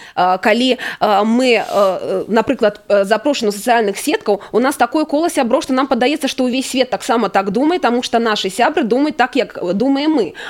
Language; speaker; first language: Belarusian; native; Belarusian